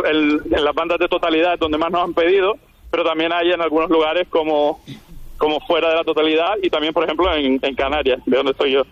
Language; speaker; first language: Spanish; non-native, local second language; Catalan